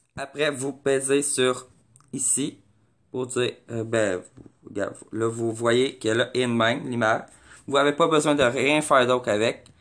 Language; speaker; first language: French; native; French